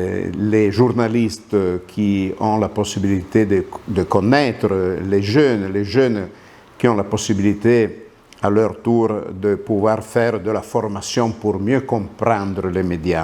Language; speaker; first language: French; non-native, local second language; Italian